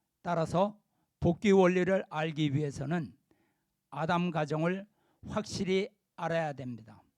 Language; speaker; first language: Korean; native; Korean